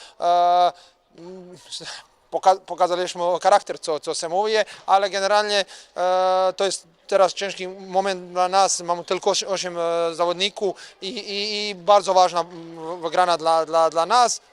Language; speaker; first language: Polish; non-native, learner; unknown